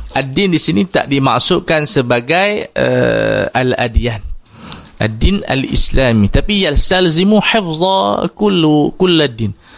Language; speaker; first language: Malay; native; Malay